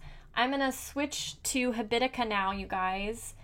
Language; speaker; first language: English; native; English